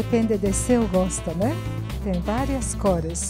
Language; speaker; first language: Portuguese; non-native, learner; Japanese